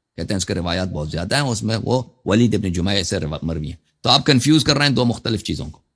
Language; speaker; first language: Urdu; non-native, fluent; Persian